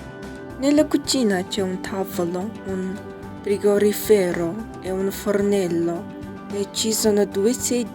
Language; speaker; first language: Italian; non-native, learner; Mongolian